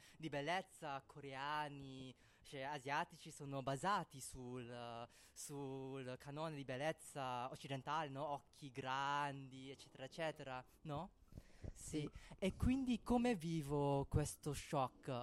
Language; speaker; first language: Italian; non-native, fluent; Cantonese